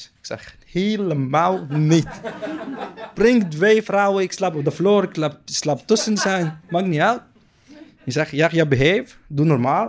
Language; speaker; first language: Dutch; non-native, learner; Arabic